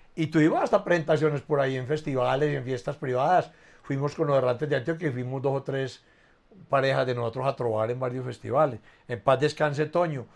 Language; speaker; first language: Spanish; native; Spanish